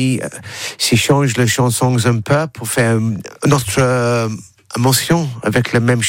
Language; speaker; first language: French; non-native, learner; English